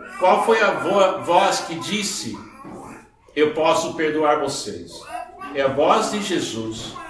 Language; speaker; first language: Portuguese; non-native, fluent; English